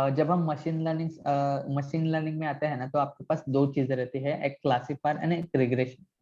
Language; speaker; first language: Hindi; non-native, local second language; Marathi